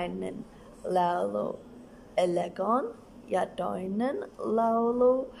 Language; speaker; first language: Finnish; non-native, learner; Russian